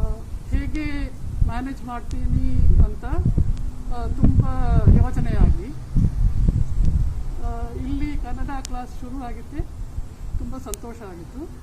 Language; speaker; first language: Kannada; non-native, learner; Tamil